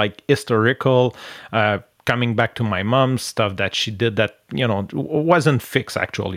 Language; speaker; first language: English; non-native, fluent; French